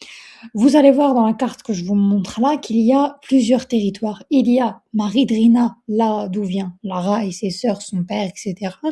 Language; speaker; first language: French; native; French